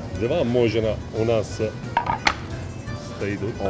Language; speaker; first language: Russian; non-native, learner; Italian